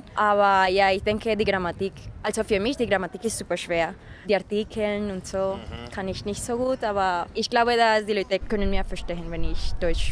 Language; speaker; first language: German; non-native, learner; Spanish